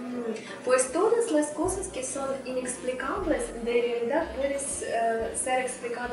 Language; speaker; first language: Spanish; non-native, fluent; Russian